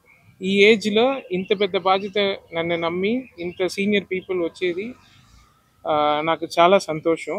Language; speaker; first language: Telugu; non-native, local second language; Tamil